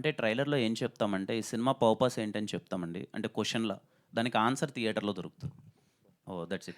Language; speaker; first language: Telugu; native; Telugu